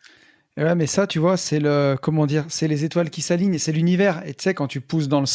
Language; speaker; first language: French; native; French